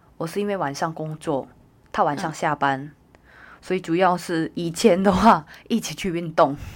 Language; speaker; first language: Chinese; non-native, fluent; Korean